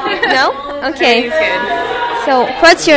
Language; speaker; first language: English; non-native, learner; Japanese